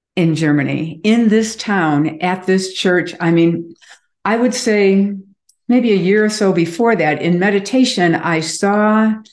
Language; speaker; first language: English; native; English